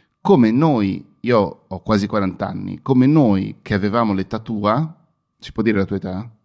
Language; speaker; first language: Italian; native; Italian